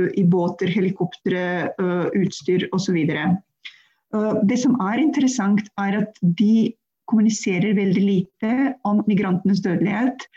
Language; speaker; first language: Norwegian; non-native, fluent; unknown